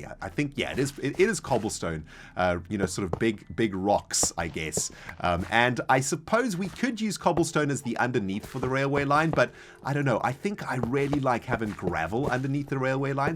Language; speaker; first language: English; native; English